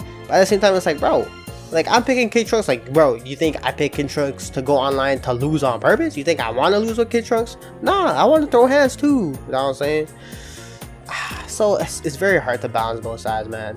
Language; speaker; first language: English; native; English